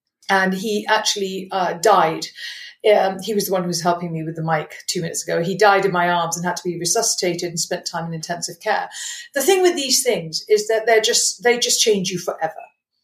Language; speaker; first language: English; non-native, local second language; Punjabi